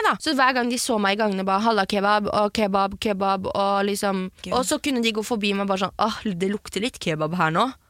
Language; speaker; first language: Norwegian; early bilingual, other home language; French